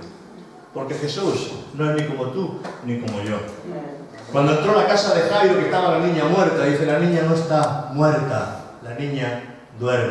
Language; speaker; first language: Spanish; native; Spanish